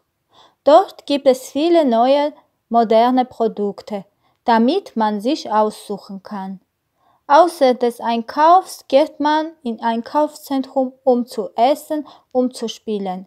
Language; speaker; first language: German; non-native, learner; Armenian